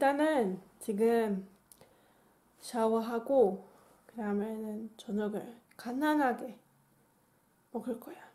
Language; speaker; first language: Korean; non-native, learner; Dutch